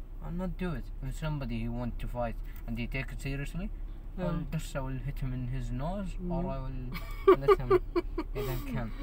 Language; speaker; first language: English; non-native, learner; Arabic